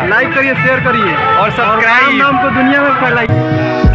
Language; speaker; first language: Hindi; native; Hindi